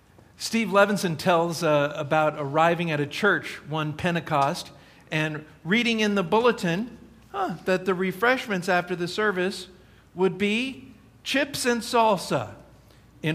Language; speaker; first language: English; native; English